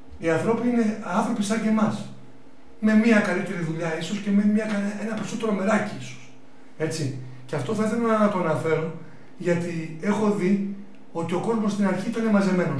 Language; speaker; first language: Greek; native; Greek